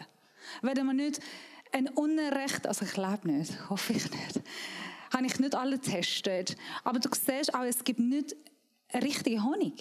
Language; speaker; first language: German; non-native, learner; Persian